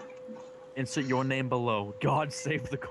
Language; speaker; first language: English; native; English